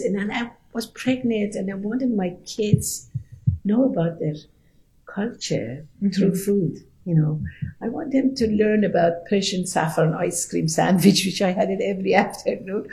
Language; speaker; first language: English; non-native, fluent; Persian